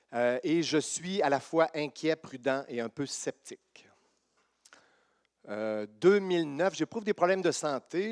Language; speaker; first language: French; native; French